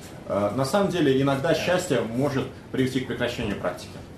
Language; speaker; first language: Russian; native; Russian